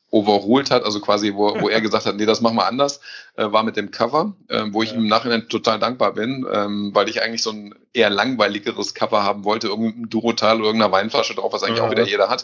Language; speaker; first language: German; native; German